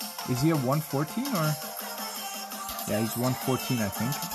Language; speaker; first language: English; non-native, fluent; German